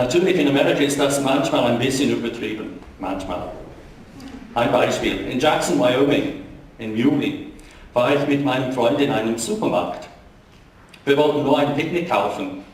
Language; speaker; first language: German; non-native, fluent; English